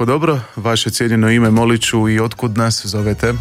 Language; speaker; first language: Croatian; native; Croatian